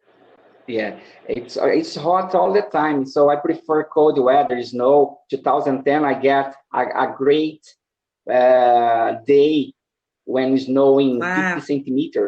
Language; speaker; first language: English; non-native, learner; Portuguese